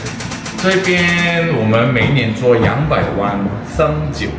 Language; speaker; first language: Chinese; non-native, fluent; Korean